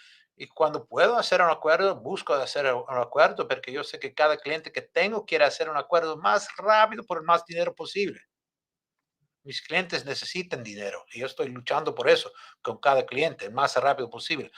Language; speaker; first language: Spanish; non-native, fluent; Italian